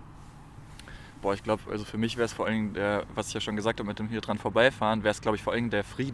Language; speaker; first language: German; native; German